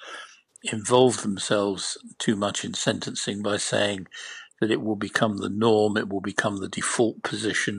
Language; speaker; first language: English; native; English